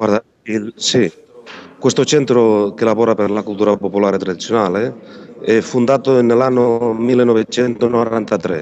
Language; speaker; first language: Italian; non-native, fluent; Catalan